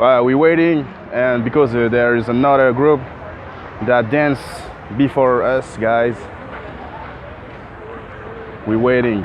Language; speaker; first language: English; non-native, learner; French